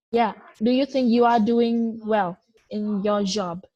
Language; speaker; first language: English; non-native, fluent; Vietnamese